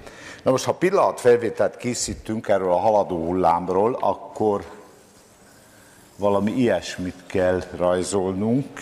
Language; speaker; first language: Hungarian; native; Hungarian